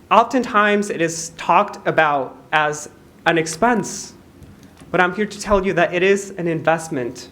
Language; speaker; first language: English; non-native, fluent; Spanish